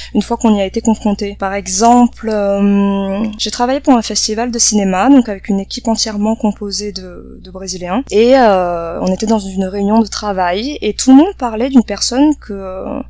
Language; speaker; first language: French; native; French